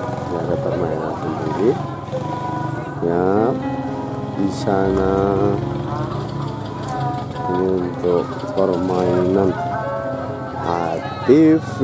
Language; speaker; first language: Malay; non-native, local second language; Javanese